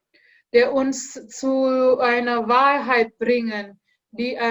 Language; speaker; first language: German; non-native, learner; Indonesian